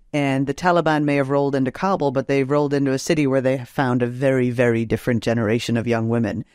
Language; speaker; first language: English; native; English